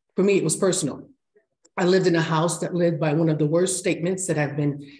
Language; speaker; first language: English; native; English